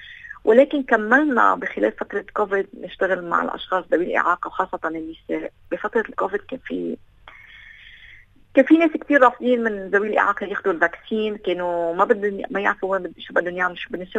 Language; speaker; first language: Arabic; native; Arabic